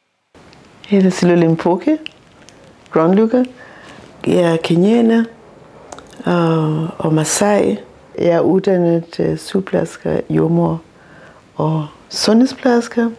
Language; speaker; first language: Danish; non-native, local second language; Masai